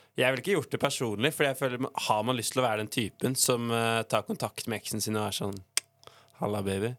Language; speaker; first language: Norwegian; native; Norwegian